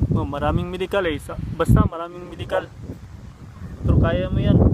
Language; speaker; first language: Filipino; non-native, local second language; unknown